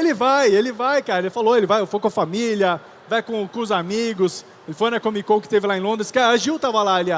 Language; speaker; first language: Portuguese; native; Portuguese